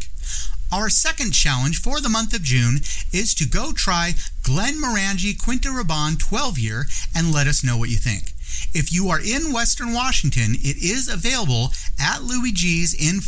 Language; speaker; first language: English; native; English